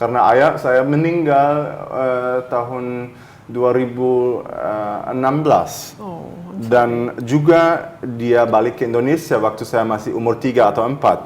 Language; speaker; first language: Indonesian; early bilingual, heritage; German